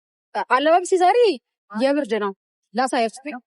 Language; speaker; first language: Amharic; native; Amharic